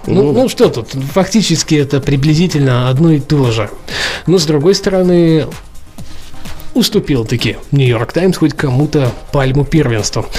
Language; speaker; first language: Russian; native; Russian